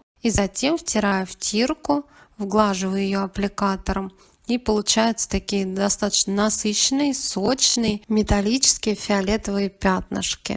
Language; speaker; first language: Russian; native; Russian